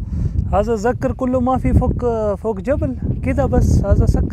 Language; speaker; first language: Arabic; non-native, learner; Urdu